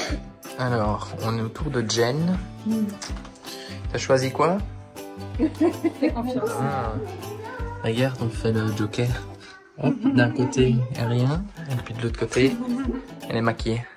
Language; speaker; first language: French; native; French